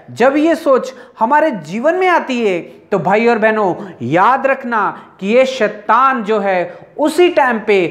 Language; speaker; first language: Hindi; non-native, local second language; Telugu